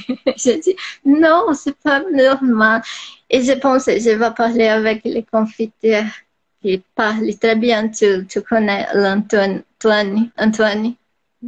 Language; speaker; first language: French; non-native, learner; Portuguese